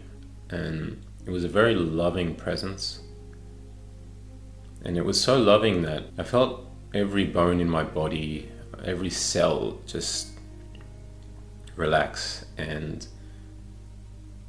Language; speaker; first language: English; native; English